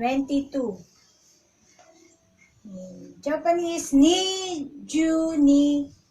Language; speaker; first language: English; non-native, local second language; Filipino